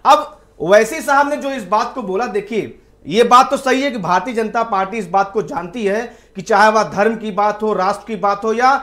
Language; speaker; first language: Hindi; native; Hindi